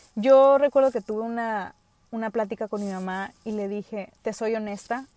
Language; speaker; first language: Spanish; early bilingual, other home language; English